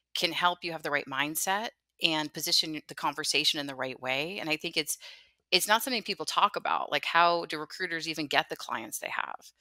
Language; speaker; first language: English; native; English